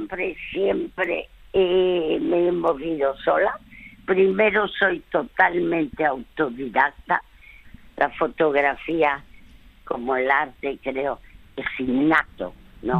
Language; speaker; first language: Spanish; early bilingual, other home language; French